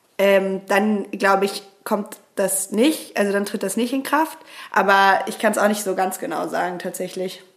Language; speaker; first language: German; native; German